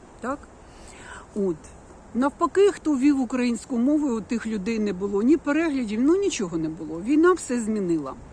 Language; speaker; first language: Ukrainian; non-native, local second language; Russian